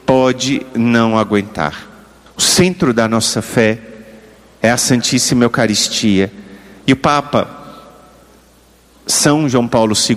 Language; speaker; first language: Portuguese; native; Portuguese